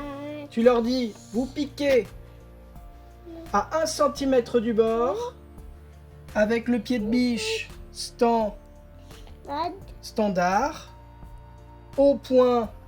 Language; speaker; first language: French; native; French